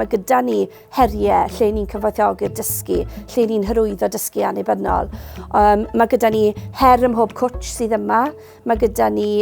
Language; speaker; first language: Welsh; native; Welsh